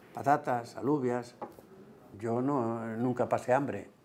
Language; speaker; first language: Spanish; native; Spanish